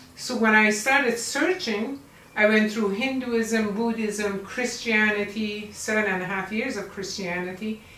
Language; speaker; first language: English; non-native, fluent; Persian